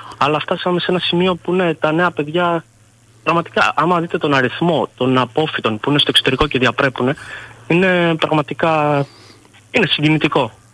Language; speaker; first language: Greek; native; Greek